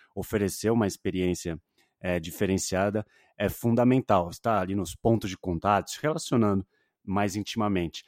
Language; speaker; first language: Portuguese; native; Portuguese